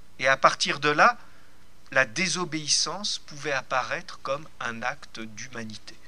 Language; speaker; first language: French; native; French